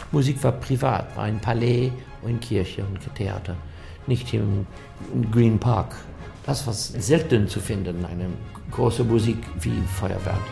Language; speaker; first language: German; non-native, learner; English